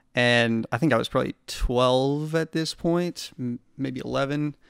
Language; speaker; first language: English; native; English